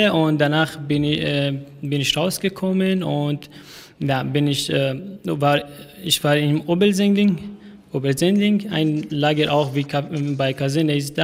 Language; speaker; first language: German; non-native, learner; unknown